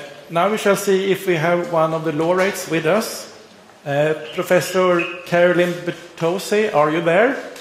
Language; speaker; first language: English; non-native, fluent; Swedish